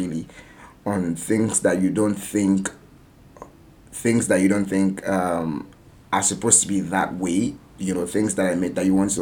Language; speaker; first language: English; non-native, local second language; Yoruba